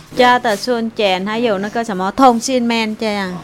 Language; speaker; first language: Chinese; non-native, learner; Vietnamese